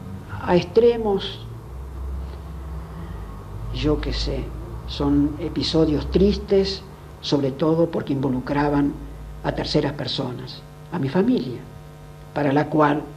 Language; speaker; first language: Spanish; native; Spanish